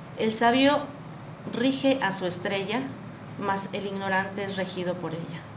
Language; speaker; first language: Spanish; native; Spanish